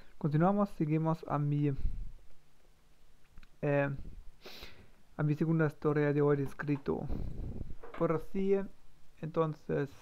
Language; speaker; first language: Spanish; non-native, learner; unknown